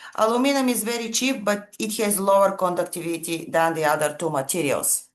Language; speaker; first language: English; non-native, fluent; Bulgarian